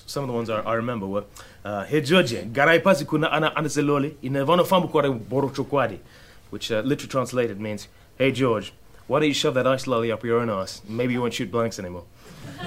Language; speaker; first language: English; native; English